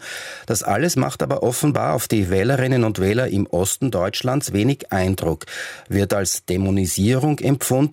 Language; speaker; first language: German; native; German